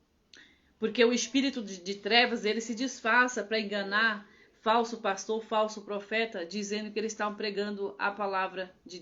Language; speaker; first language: Portuguese; native; Portuguese